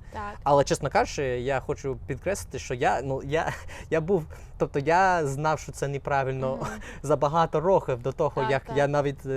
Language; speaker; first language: Ukrainian; non-native, fluent; English